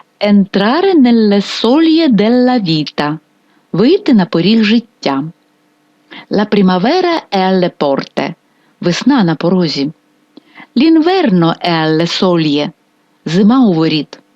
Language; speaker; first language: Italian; non-native, fluent; Ukrainian